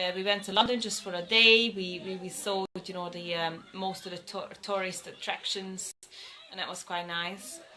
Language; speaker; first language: English; non-native, fluent; Hungarian